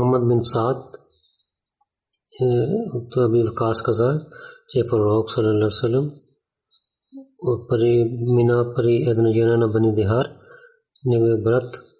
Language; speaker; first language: Bulgarian; non-native, learner; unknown